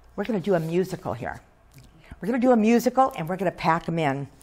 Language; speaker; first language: English; native; English